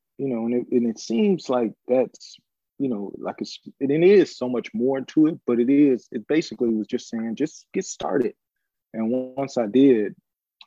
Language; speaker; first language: English; native; English